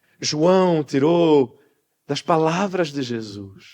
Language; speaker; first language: Portuguese; native; Portuguese